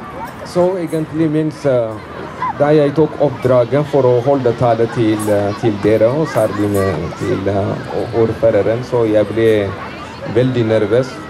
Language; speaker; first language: Norwegian; non-native, fluent; Amharic